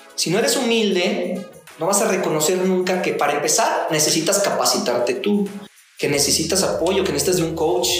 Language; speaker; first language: Spanish; native; Spanish